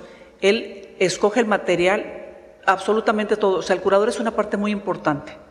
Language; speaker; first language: Spanish; native; Spanish